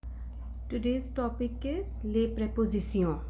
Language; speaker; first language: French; non-native, fluent; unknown